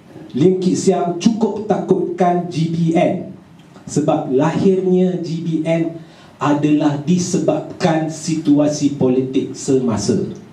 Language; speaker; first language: Malay; native; Malay